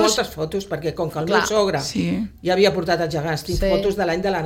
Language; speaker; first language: Catalan; native; Catalan